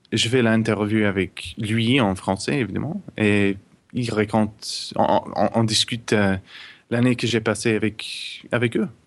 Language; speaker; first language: French; non-native, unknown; English